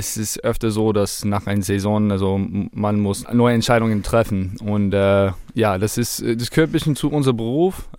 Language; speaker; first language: German; non-native, fluent; English